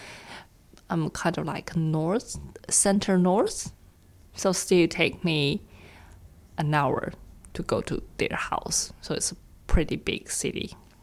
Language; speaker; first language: English; non-native, fluent; Chinese